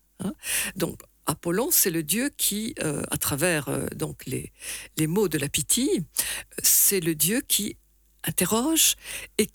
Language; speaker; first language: French; native; French